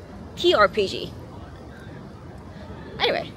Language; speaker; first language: English; non-native, learner; Korean